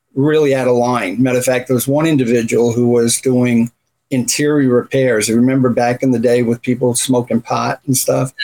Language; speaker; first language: English; native; English